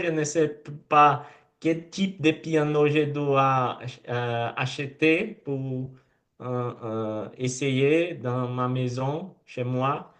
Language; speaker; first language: French; non-native, learner; Portuguese